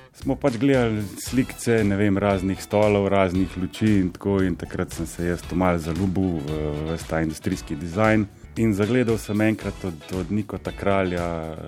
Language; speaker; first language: Slovenian; native; Slovenian